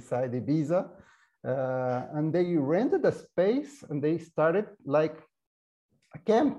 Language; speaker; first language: English; non-native, fluent; Portuguese